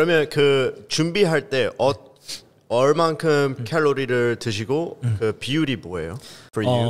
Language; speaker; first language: Korean; early bilingual, heritage; Korean